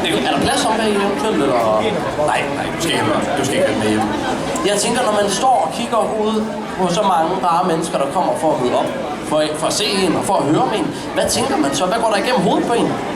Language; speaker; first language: Danish; native; Danish